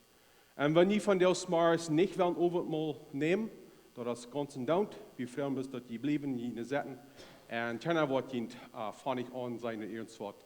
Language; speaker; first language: German; non-native, learner; Plautdietsch